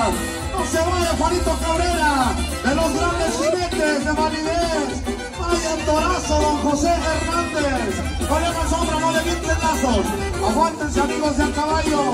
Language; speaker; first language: Spanish; native; Spanish